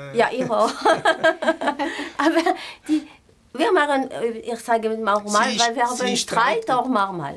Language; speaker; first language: German; non-native, fluent; French